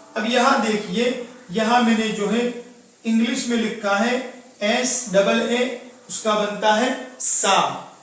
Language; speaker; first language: Urdu; non-native, local second language; Gujarati